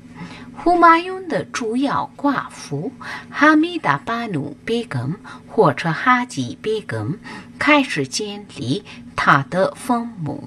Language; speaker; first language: Chinese; non-native, fluent; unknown